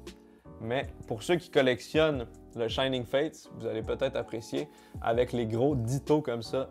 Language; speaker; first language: French; native; French